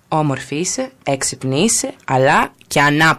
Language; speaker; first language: Greek; native; Greek